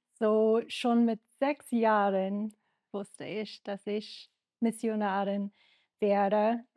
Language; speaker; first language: German; non-native, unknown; English